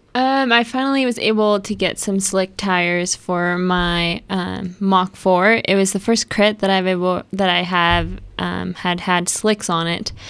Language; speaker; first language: English; early bilingual, other home language; Spanish